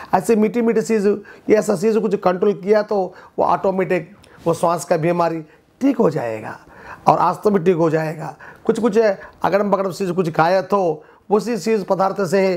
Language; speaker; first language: Hindi; non-native, local second language; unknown